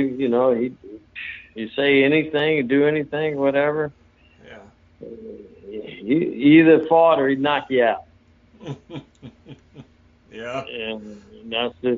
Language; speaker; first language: English; native; English